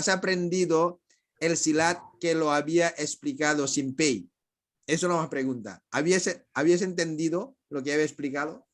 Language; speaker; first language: Spanish; non-native, fluent; Indonesian